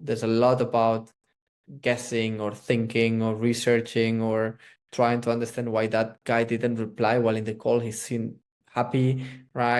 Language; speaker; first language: English; non-native, fluent; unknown